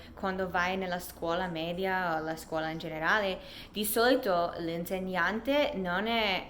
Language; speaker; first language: Italian; non-native, fluent; English